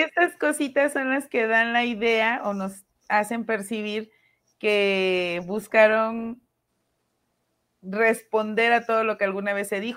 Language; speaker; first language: Spanish; native; Spanish